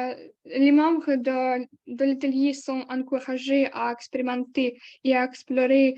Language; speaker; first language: French; non-native, learner; Ukrainian